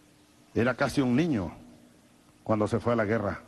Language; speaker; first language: Spanish; native; Spanish